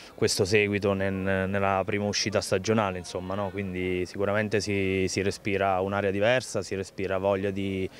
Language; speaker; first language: Italian; native; Italian